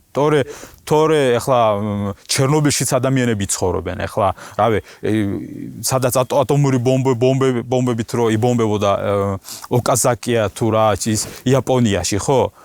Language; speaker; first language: Georgian; non-native, local second language; Azerbaijani